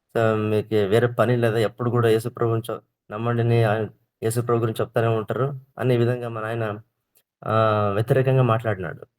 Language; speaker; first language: Telugu; non-native, local second language; Kannada